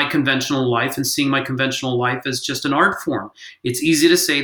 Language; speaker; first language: English; native; English